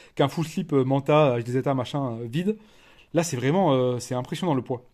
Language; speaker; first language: French; native; French